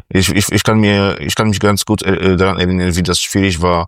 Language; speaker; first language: German; non-native, fluent; Polish